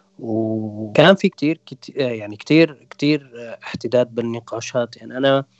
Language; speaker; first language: Arabic; non-native, local second language; Kurdish